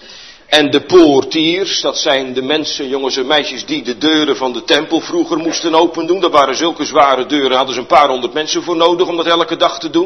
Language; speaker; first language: Dutch; native; Dutch